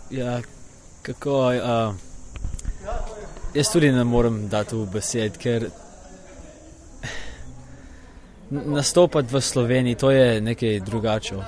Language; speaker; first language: Slovenian; early bilingual, heritage; Slovenian